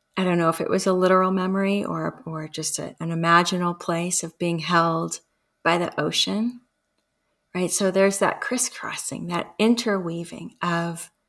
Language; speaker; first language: English; early bilingual, other home language; Spanish